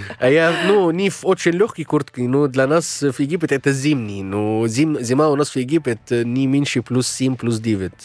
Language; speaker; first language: Russian; non-native, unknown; Arabic